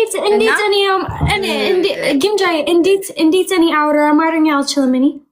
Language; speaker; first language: Amharic; early bilingual, heritage; English